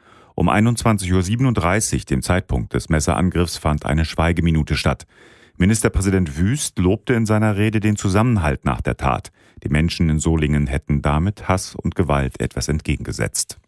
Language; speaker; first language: German; native; German